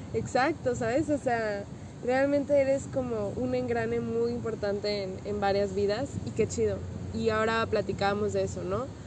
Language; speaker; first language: Spanish; native; Spanish